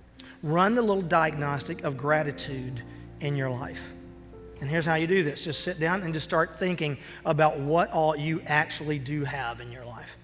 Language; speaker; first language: English; native; English